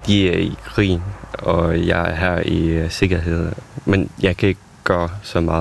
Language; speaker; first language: Danish; non-native, fluent; Ukrainian